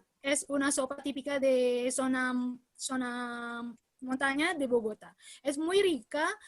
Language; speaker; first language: Spanish; non-native, learner; Indonesian